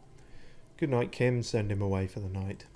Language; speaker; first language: English; native; English